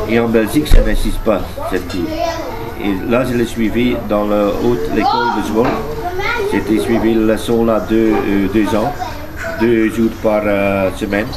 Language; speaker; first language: French; non-native, learner; Dutch